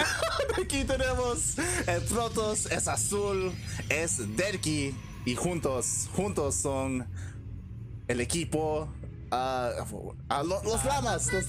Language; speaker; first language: Spanish; non-native, learner; English